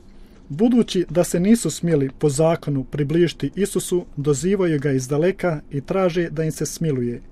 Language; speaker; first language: Croatian; native; Croatian